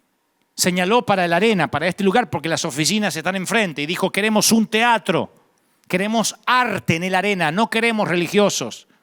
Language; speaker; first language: Spanish; native; Spanish